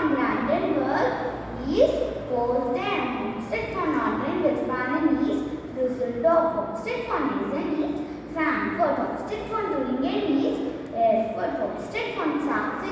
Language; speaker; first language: German; non-native, learner; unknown